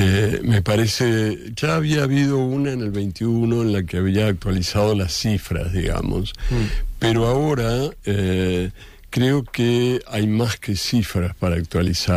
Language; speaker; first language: Spanish; native; Spanish